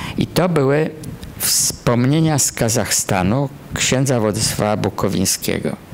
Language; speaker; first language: Polish; native; Polish